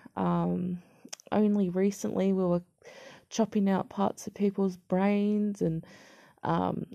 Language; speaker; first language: English; native; English